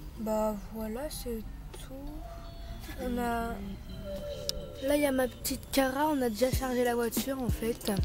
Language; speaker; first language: French; native; French